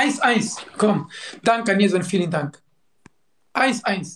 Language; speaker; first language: German; non-native, learner; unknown